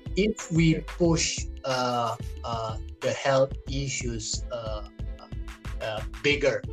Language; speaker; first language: English; non-native, fluent; Indonesian